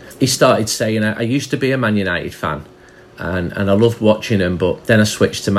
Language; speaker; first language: English; native; English